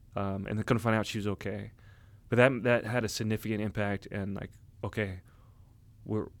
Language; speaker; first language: English; native; English